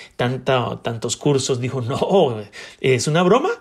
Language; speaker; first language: Spanish; native; Spanish